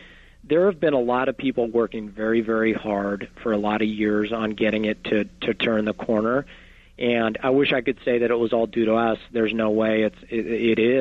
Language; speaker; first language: English; native; English